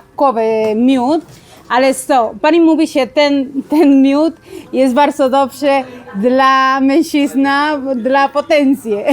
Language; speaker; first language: Polish; non-native, learner; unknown